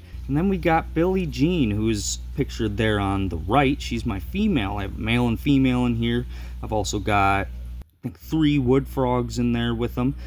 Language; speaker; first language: English; native; English